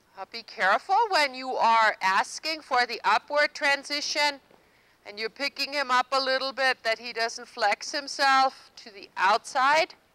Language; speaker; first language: English; non-native, fluent; German